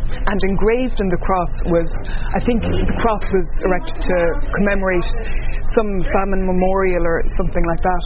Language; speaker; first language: English; native; English